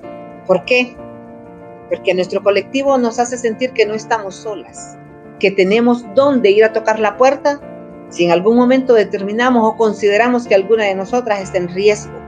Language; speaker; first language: Spanish; native; Spanish